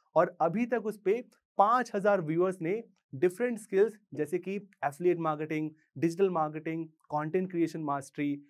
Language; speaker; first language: Hindi; native; Hindi